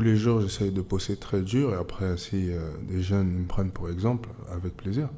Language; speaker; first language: French; native; French